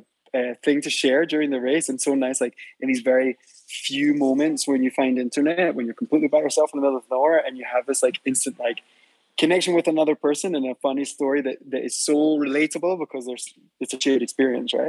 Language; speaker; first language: English; native; English